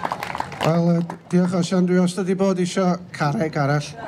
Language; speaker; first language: Welsh; native; Welsh